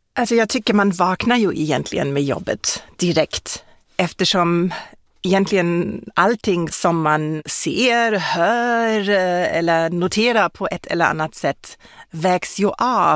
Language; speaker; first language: Swedish; non-native, fluent; German